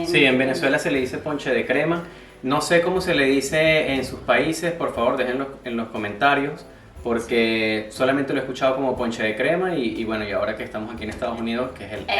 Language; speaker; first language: Spanish; native; Spanish